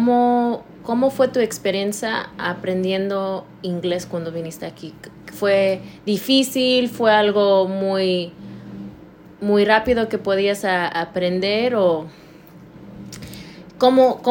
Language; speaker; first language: Spanish; early bilingual, heritage; Spanish